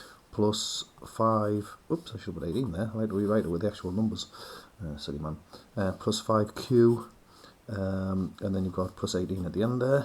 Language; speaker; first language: English; native; English